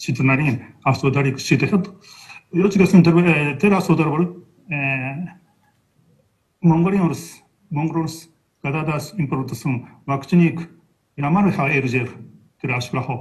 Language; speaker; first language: Mongolian; non-native, fluent; Japanese